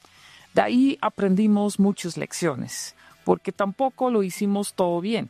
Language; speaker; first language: Spanish; non-native, fluent; Dutch